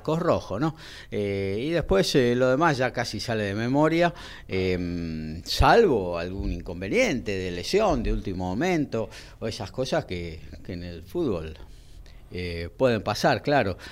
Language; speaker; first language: Spanish; native; Spanish